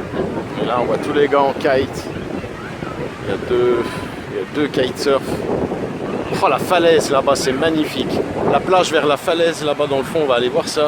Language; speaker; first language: French; native; French